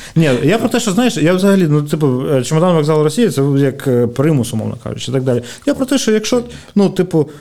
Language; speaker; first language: Ukrainian; native; Ukrainian